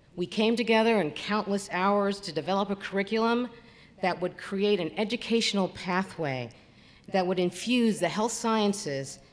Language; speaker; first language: English; native; English